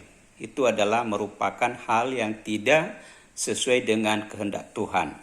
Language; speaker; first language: Indonesian; native; Indonesian